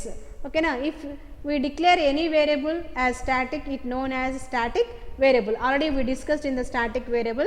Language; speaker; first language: English; non-native, local second language; Telugu